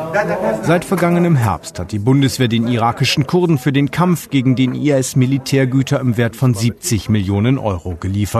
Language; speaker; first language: German; native; German